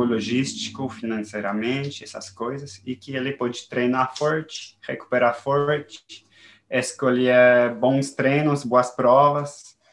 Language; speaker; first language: Portuguese; non-native, fluent; French